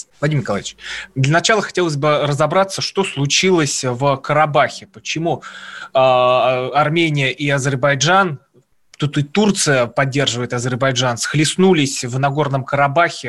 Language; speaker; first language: Russian; native; Russian